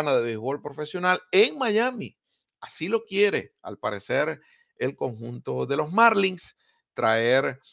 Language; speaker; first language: Spanish; native; Spanish